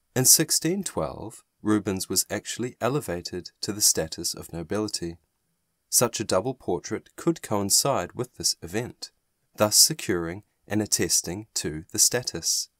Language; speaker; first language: English; non-native, fluent; German